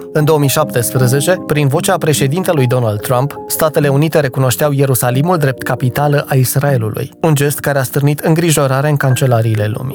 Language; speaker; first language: Romanian; native; Romanian